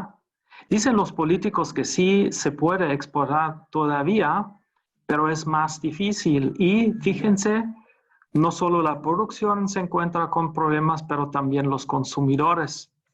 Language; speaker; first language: Spanish; non-native, fluent; German